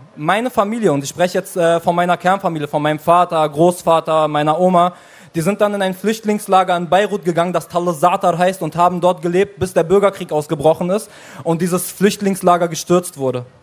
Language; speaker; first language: German; early bilingual, other home language; Arabic